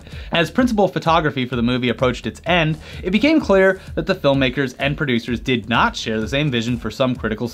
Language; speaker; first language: English; native; English